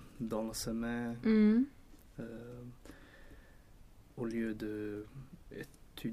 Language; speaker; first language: French; non-native, learner; Swedish